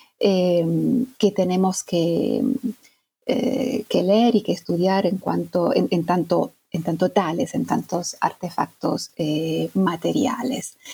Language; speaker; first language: Spanish; non-native, fluent; Italian